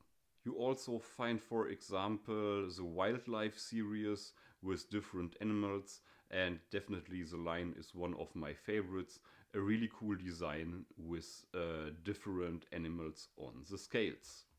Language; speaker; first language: English; non-native, fluent; German